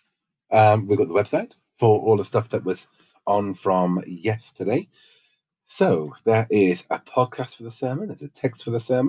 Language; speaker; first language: English; native; English